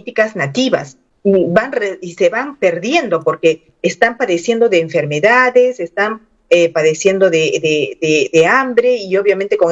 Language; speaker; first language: Spanish; non-native, local second language; Aymara